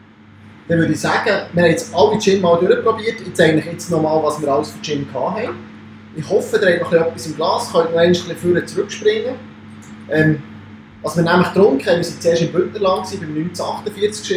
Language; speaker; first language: German; native; German